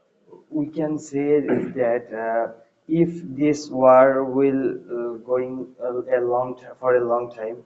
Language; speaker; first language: English; non-native, learner; Bangla